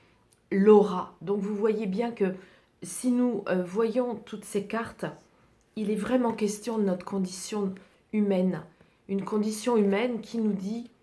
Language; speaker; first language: French; native; French